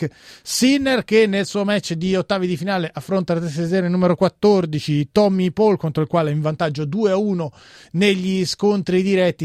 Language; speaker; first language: Italian; native; Italian